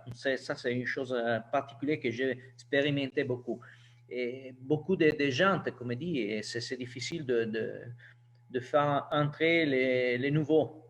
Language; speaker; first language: French; non-native, learner; Italian